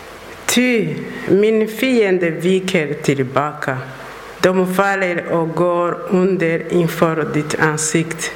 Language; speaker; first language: Swedish; non-native, learner; Persian